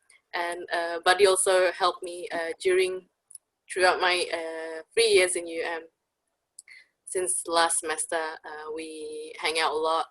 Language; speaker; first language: English; non-native, fluent; Indonesian